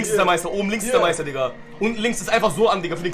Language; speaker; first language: German; early bilingual, other home language; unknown